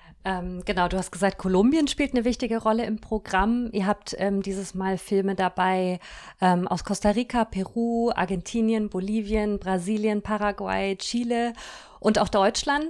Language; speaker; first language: German; native; German